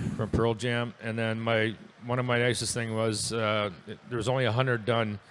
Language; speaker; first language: English; native; English